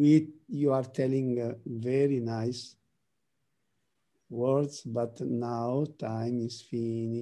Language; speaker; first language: English; non-native, learner; Italian